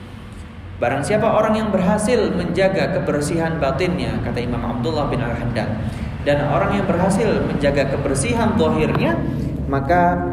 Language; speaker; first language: Indonesian; native; Indonesian